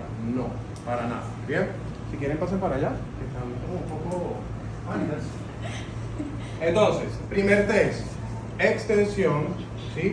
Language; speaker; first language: Spanish; native; Spanish